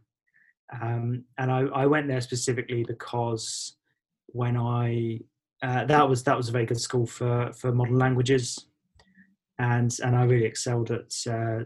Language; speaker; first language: English; native; English